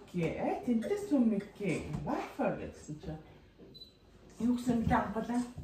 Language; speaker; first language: Swedish; non-native, learner; Mongolian